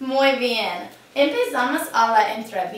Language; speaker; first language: Spanish; non-native, learner; English